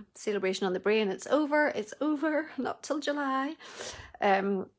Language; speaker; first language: English; native; English